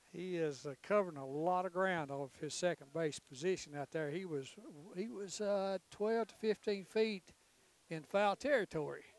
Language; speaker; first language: English; native; English